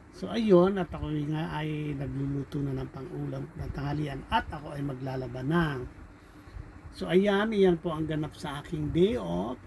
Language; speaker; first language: Filipino; non-native, local second language; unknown